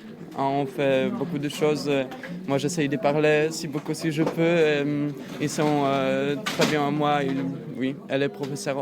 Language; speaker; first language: French; non-native, learner; Polish